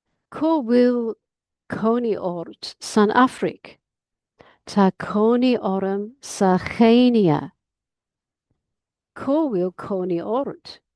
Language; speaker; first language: Irish; non-native, learner; English